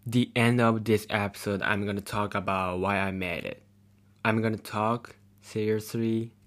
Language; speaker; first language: English; non-native, learner; Japanese